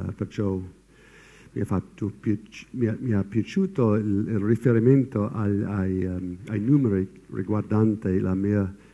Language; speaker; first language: Italian; non-native, fluent; English